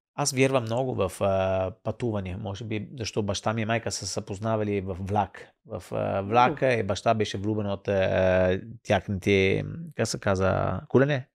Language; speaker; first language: Bulgarian; non-native, fluent; Italian